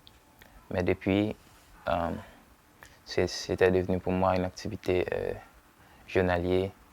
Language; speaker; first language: French; non-native, local second language; Haitian Creole